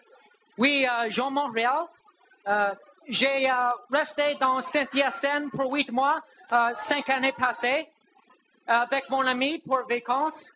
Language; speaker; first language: French; non-native, learner; English